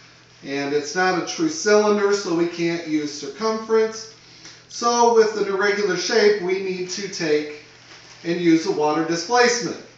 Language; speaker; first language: English; native; English